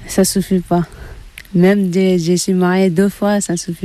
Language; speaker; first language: French; non-native, learner; Tibetan